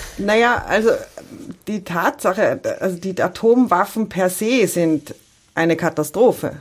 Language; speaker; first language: German; native; German